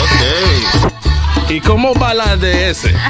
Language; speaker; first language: Spanish; non-native, learner; English